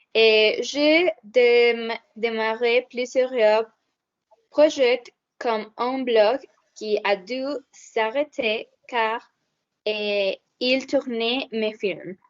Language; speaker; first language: French; non-native, learner; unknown